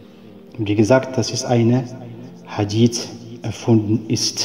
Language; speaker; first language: German; non-native, fluent; Arabic